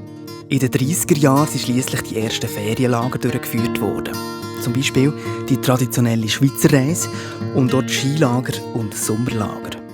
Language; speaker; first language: German; native; German